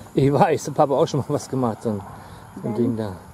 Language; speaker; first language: German; native; German